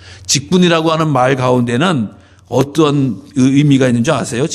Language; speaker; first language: Korean; native; Korean